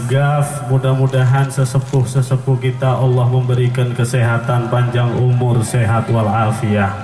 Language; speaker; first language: Indonesian; non-native, local second language; Javanese